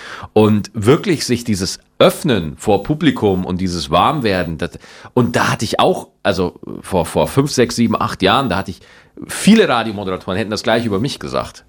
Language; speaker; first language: German; native; German